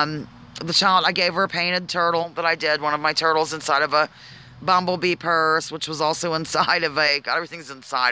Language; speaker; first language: English; native; English